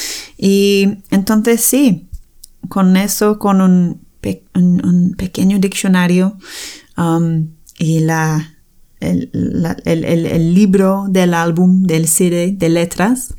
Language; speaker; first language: Spanish; non-native, fluent; English